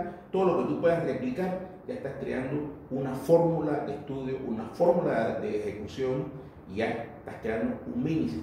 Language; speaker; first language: Spanish; native; Spanish